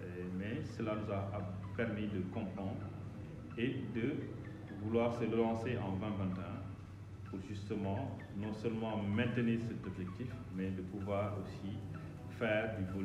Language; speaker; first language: French; non-native, local second language; Wolof